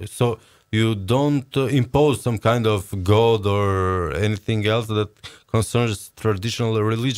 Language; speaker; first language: English; non-native, fluent; Albanian